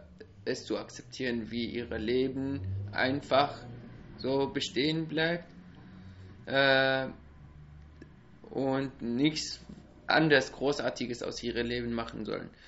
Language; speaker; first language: German; non-native, learner; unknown